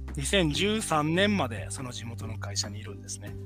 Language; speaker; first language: Japanese; native; Japanese